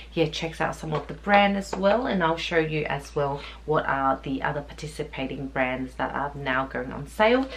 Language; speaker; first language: English; native; English